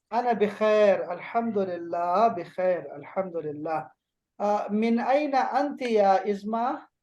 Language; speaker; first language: Arabic; non-native, fluent; Urdu